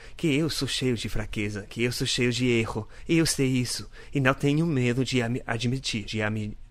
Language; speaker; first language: Portuguese; non-native, fluent; English